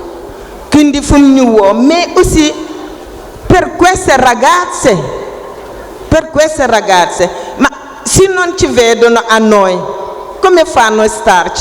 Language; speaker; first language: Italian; non-native, fluent; Wolof